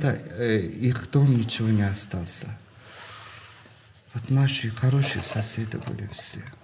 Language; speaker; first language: Russian; non-native, local second language; Azerbaijani